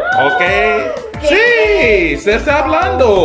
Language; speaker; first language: Spanish; non-native, learner; English